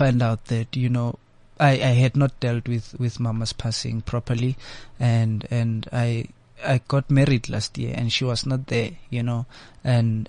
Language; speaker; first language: English; non-native, local second language; Xhosa